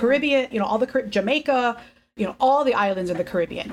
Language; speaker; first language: English; early bilingual, other home language; Spanish